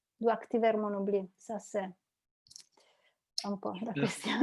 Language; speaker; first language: French; non-native, learner; Italian